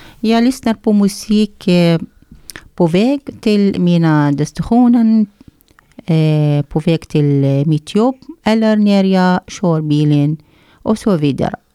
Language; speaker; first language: Swedish; non-native, learner; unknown